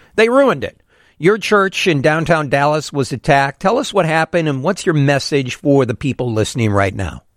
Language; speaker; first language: English; native; English